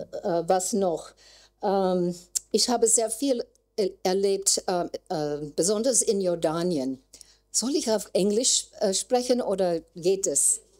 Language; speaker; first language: German; non-native, learner; English